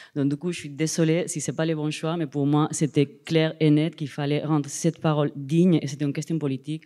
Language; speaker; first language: French; non-native, fluent; Spanish